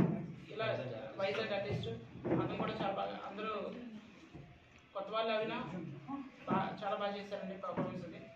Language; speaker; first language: Telugu; native; Telugu